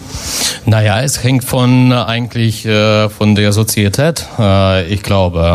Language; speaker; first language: German; non-native, fluent; Russian